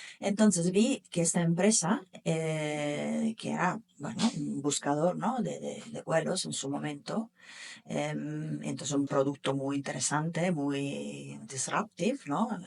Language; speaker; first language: Spanish; non-native, fluent; Italian